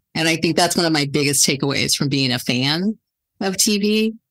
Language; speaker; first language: English; native; English